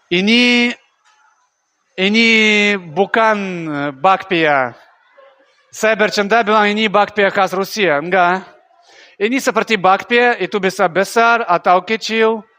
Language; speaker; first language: Indonesian; non-native, learner; Russian